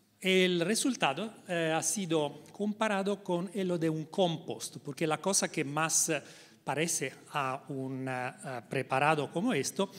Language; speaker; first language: Spanish; non-native, learner; Italian